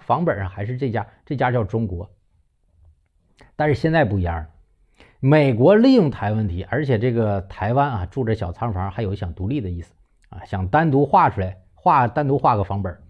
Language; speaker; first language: Chinese; native; Chinese